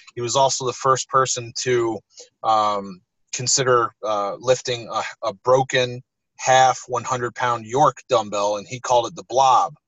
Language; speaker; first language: English; native; English